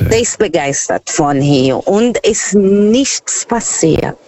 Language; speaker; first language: German; non-native, fluent; Portuguese